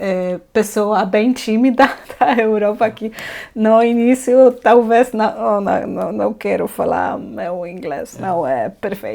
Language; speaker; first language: Portuguese; non-native, fluent; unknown